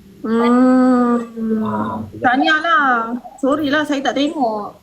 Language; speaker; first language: Malay; native; Malay